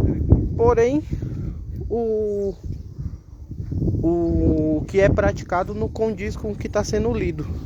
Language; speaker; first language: Portuguese; native; Portuguese